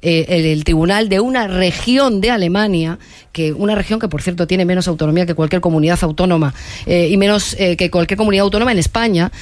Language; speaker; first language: Spanish; native; Spanish